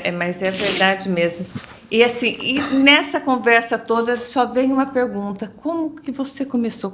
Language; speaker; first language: Portuguese; native; Portuguese